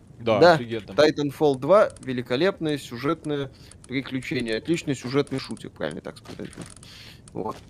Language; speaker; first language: Russian; native; Russian